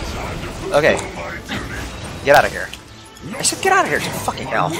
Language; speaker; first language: English; native; English